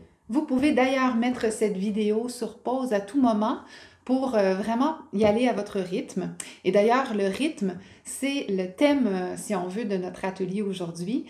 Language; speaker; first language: French; native; French